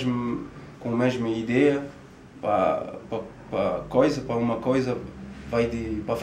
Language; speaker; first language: Portuguese; non-native, learner; French